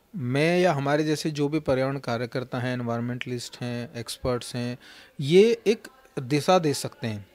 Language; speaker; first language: Hindi; native; Hindi